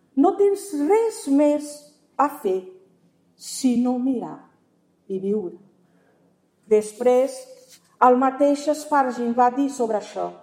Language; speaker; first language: Catalan; non-native, fluent; Portuguese